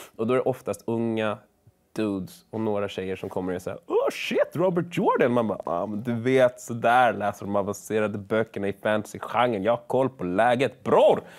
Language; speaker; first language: Swedish; early bilingual, other home language; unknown